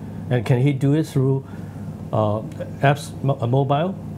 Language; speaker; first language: English; non-native, local second language; Cantonese